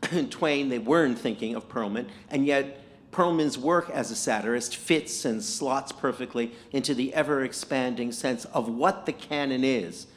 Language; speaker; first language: English; native; English